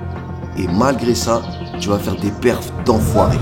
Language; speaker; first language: French; native; French